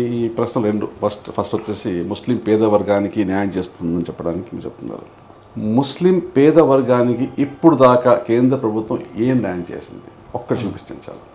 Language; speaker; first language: Telugu; native; Telugu